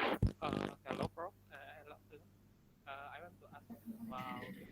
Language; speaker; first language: English; non-native, learner; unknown